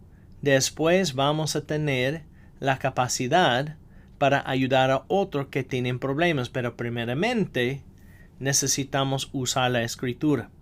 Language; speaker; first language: Spanish; non-native, fluent; English